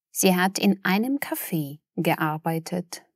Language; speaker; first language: German; non-native, fluent; Russian